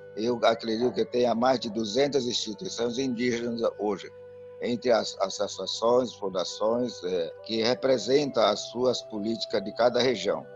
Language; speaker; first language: Portuguese; non-native, local second language; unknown